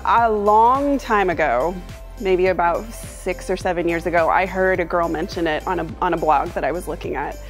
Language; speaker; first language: English; native; English